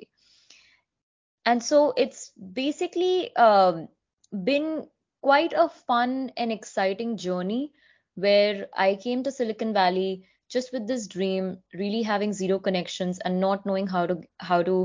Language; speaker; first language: English; non-native, local second language; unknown